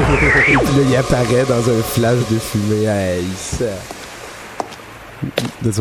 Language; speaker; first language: French; native; French